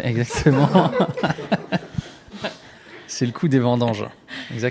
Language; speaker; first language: French; native; French